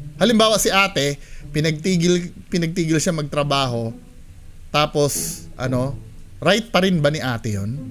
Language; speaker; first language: Filipino; native; Filipino